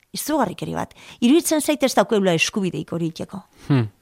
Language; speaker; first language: Basque; non-native, local second language; Spanish